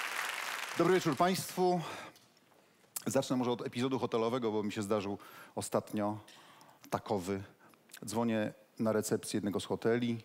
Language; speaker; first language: Polish; native; Polish